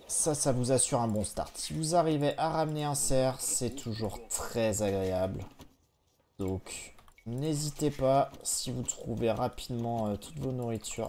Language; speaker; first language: French; native; French